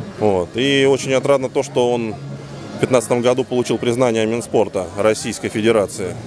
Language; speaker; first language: Russian; native; Russian